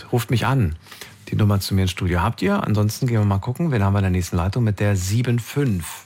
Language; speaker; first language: German; native; German